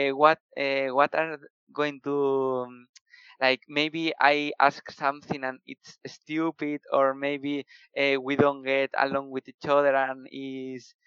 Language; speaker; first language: English; non-native, fluent; Spanish